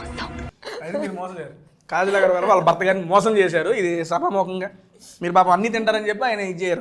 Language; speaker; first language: Telugu; native; Telugu